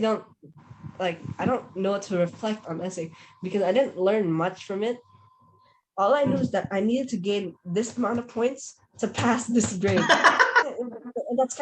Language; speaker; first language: English; non-native, fluent; Indonesian